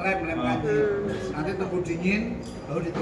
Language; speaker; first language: Indonesian; native; Indonesian